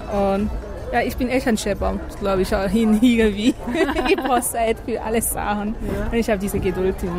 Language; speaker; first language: German; non-native, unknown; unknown